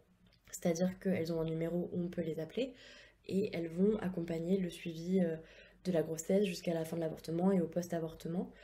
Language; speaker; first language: French; native; French